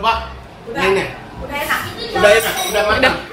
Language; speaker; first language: Indonesian; non-native, fluent; Japanese